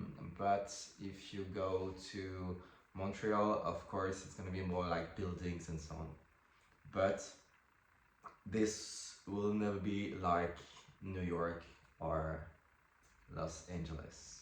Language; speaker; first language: English; non-native, fluent; French